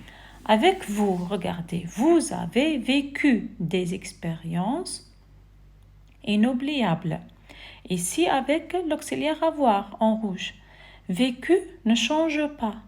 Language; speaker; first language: French; non-native, fluent; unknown